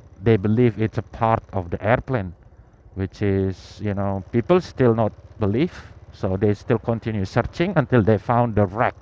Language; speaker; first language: English; non-native, learner; Indonesian